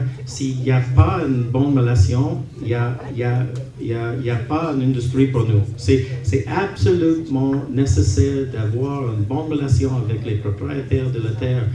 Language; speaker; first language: French; non-native, learner; English